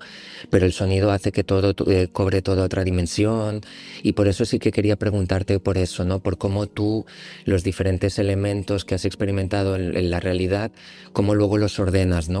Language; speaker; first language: Spanish; native; Spanish